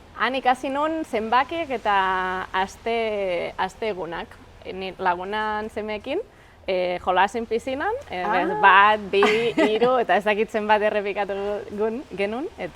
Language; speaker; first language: Basque; non-native, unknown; Catalan